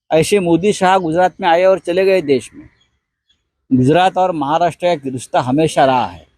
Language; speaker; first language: Hindi; non-native, local second language; Marathi